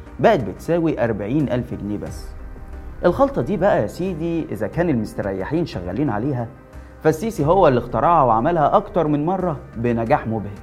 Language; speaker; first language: Arabic; native; Arabic